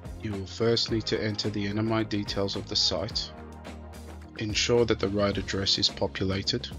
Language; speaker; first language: English; native; English